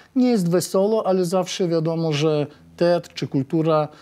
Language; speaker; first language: Polish; native; Polish